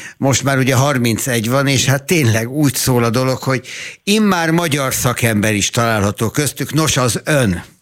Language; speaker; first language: Hungarian; native; Hungarian